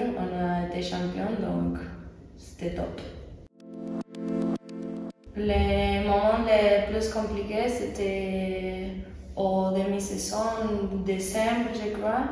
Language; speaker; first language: French; non-native, fluent; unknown